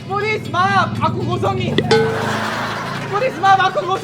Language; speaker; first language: Indonesian; non-native, fluent; Korean